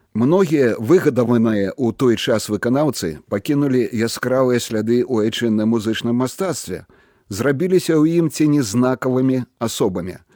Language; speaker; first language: Belarusian; native; Belarusian